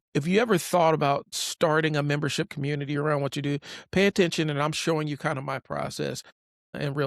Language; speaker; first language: English; native; English